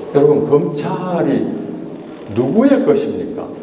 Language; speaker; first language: Korean; native; Korean